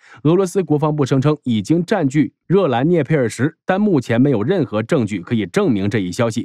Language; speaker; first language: Chinese; native; Chinese